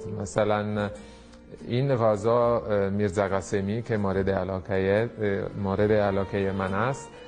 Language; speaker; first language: Persian; non-native, fluent; Italian